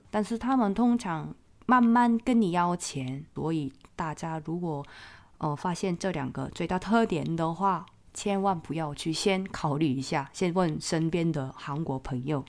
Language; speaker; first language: Chinese; non-native, fluent; Korean